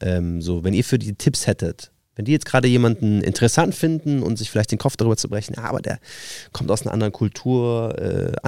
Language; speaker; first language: German; native; German